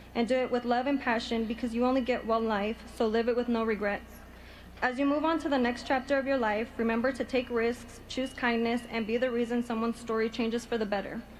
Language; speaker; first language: English; early bilingual, other home language; Spanish